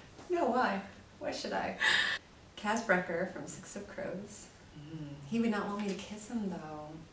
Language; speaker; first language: English; native; English